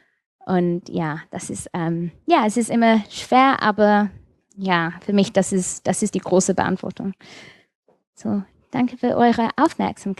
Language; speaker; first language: German; non-native, fluent; English